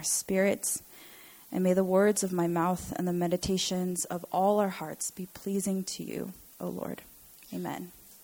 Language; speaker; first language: English; native; English